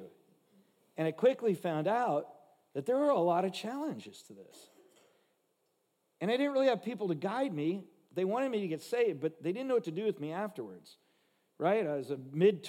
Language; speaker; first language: English; native; English